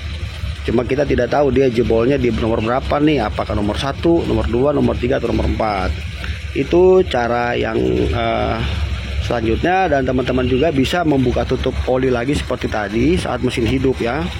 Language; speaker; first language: Indonesian; native; Indonesian